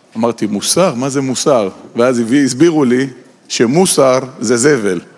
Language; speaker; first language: Hebrew; early bilingual, other home language; Russian